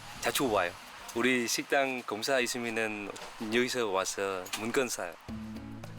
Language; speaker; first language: Korean; non-native, learner; Vietnamese